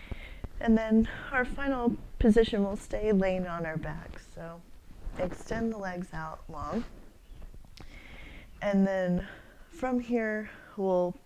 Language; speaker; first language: English; native; English